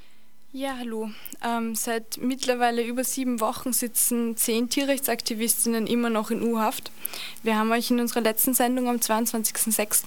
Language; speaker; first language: German; native; German